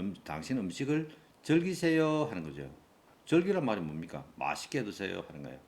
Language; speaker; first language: Korean; native; Korean